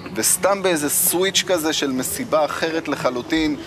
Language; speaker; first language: Hebrew; native; Hebrew